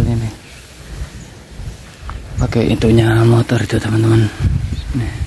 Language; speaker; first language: Indonesian; non-native, local second language; Madurese